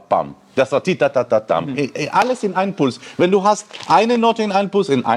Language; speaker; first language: German; non-native, learner; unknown